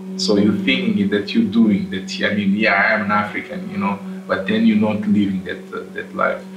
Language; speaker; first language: English; non-native, fluent; Portuguese